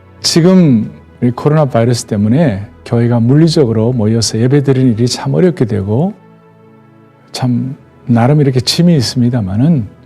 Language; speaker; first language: Korean; native; Korean